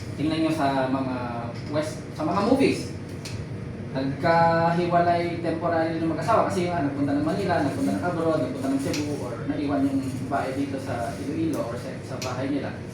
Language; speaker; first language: Filipino; non-native, local second language; Iloko